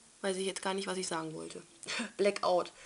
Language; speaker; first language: German; native; German